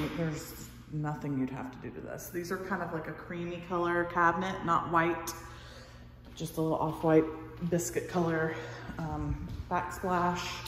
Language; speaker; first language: English; native; English